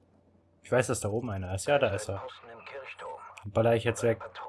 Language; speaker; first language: German; native; German